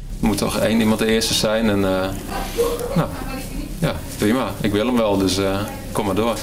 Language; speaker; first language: Dutch; native; Dutch